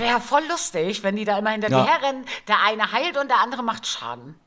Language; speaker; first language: German; native; German